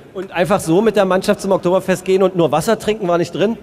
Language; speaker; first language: German; native; German